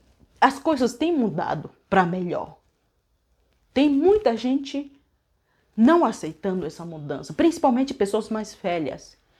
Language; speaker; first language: Portuguese; non-native, local second language; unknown